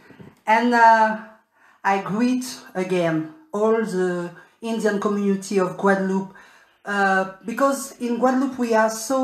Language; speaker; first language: English; non-native, learner; French